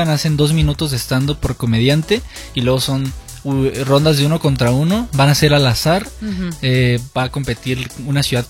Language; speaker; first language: Spanish; native; Spanish